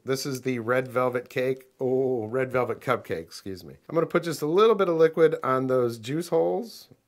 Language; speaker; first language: English; native; English